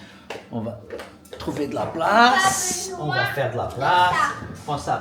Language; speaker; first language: French; non-native, fluent; Portuguese